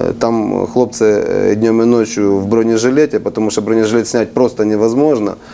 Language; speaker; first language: Russian; non-native, local second language; Ukrainian